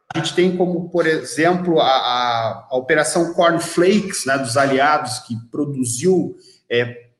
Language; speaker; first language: Portuguese; native; Portuguese